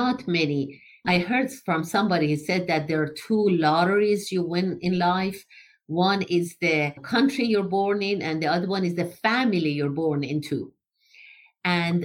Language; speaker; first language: English; non-native, fluent; Persian